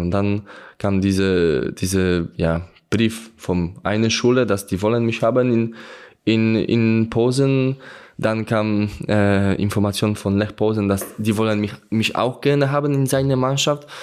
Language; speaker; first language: German; non-native, learner; Polish